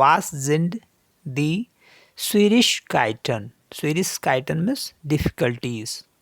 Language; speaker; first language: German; non-native, fluent; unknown